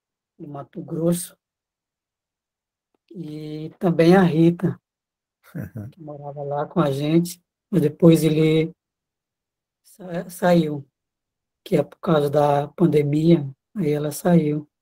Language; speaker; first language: Portuguese; non-native, local second language; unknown